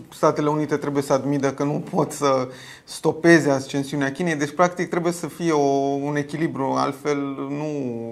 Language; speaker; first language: Romanian; native; Romanian